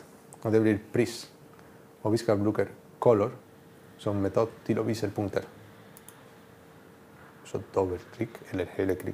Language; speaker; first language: Norwegian; non-native, learner; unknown